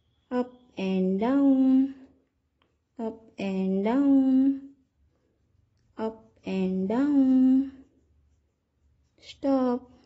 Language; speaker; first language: English; non-native, local second language; Gujarati